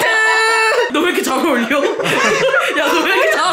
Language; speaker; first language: Korean; native; Korean